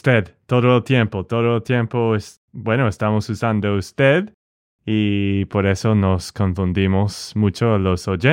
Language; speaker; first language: Spanish; non-native, fluent; English